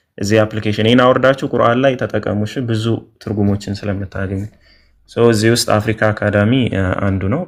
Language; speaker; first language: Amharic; native; Amharic